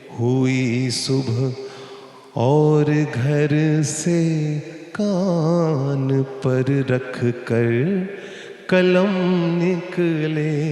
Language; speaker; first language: Hindi; native; Hindi